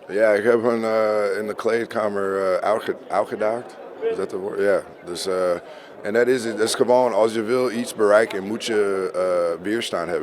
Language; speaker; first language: Dutch; non-native, learner; English